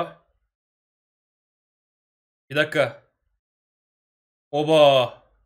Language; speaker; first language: Turkish; native; Turkish